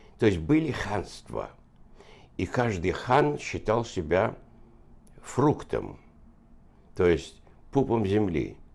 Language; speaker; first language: Russian; non-native, local second language; Azerbaijani